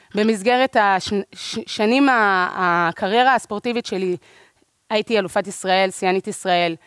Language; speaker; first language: Hebrew; native; Hebrew